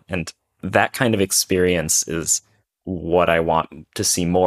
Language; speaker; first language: English; native; English